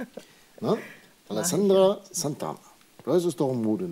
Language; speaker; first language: German; native; German